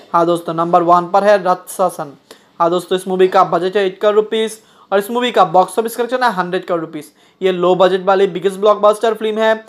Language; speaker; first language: Hindi; non-native, local second language; Bangla